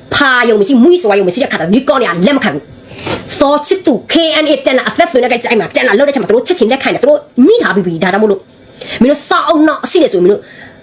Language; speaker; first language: Burmese; non-native, local second language; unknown